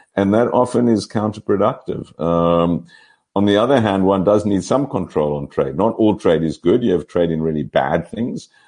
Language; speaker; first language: English; native; English